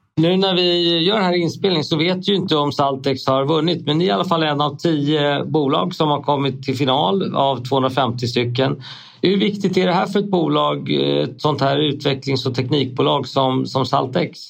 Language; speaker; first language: Swedish; native; Swedish